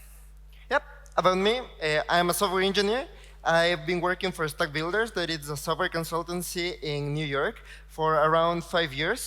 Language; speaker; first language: English; non-native, fluent; Spanish